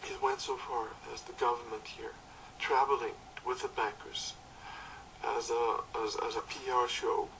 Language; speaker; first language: English; non-native, fluent; Icelandic